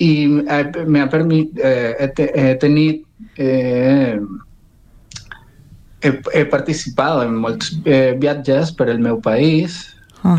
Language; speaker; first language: Catalan; non-native, learner; Spanish